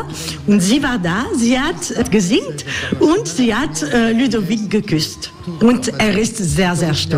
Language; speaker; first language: German; non-native, fluent; French